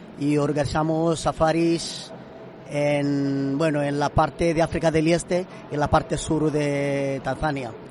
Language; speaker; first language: Spanish; non-native, fluent; Swahili